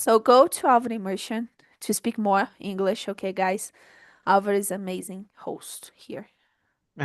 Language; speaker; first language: English; non-native, learner; Portuguese